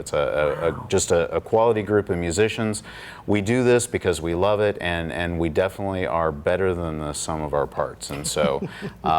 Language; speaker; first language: English; native; English